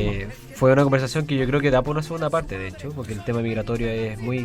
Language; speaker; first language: Spanish; native; Spanish